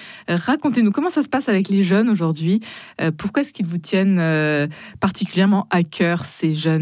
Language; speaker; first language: French; native; French